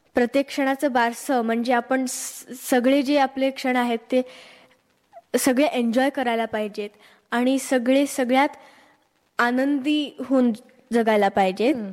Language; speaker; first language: Marathi; early bilingual, heritage; Marathi